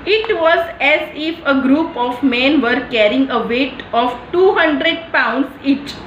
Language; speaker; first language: English; non-native, local second language; Gujarati